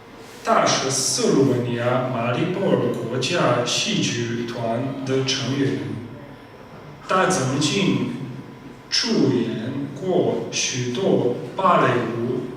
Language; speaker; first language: Chinese; non-native, fluent; Slovenian